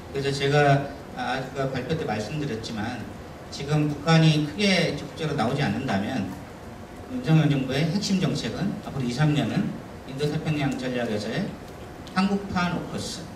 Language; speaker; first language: Korean; native; Korean